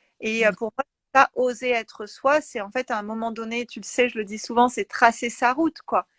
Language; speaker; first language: French; native; French